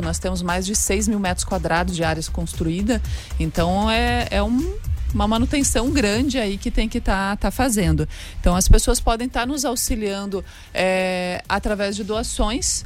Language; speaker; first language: Portuguese; native; Portuguese